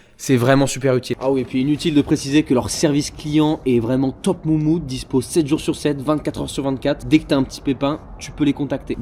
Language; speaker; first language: French; native; French